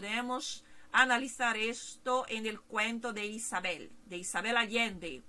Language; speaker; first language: Spanish; non-native, fluent; Portuguese